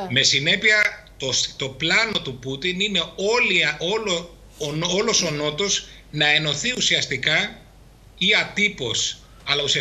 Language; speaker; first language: Greek; native; Greek